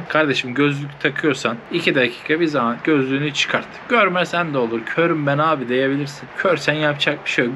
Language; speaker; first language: Turkish; native; Turkish